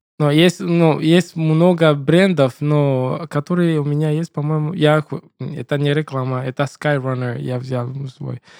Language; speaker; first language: Russian; non-native, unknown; English